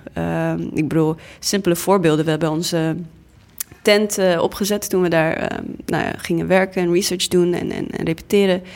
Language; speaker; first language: Dutch; early bilingual, other home language; English